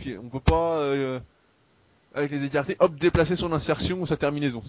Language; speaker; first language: French; native; French